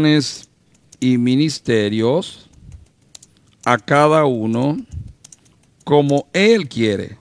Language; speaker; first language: Spanish; native; Spanish